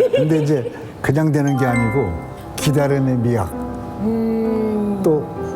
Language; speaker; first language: Korean; native; Korean